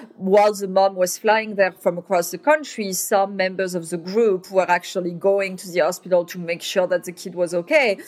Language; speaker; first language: English; non-native, fluent; French